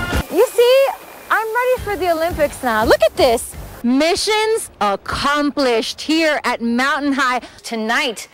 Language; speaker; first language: English; early bilingual, other home language; Spanish